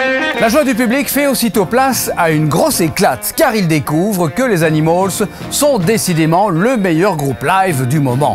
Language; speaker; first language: French; native; French